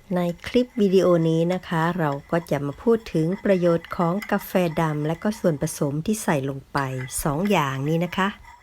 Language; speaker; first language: Thai; native; Thai